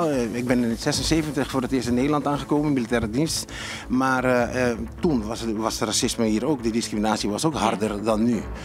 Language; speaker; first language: Dutch; non-native, local second language; Papiamento